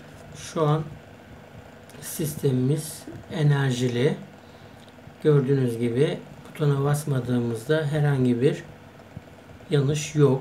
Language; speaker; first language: Turkish; native; Turkish